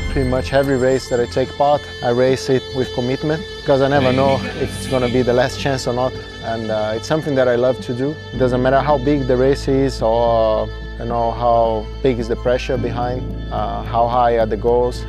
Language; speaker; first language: English; non-native, fluent; Portuguese